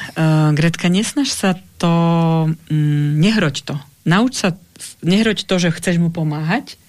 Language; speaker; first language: Slovak; native; Slovak